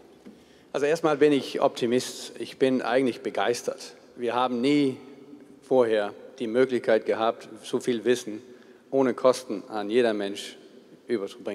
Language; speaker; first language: German; non-native, fluent; Danish